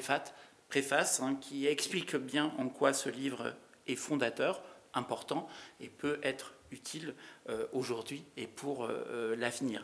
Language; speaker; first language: French; native; French